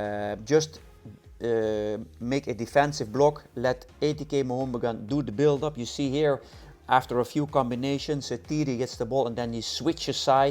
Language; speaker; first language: English; non-native, fluent; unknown